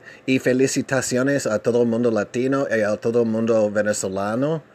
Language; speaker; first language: Spanish; non-native, learner; English